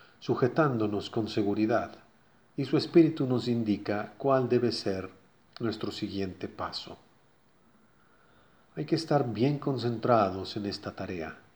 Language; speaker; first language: Spanish; native; Spanish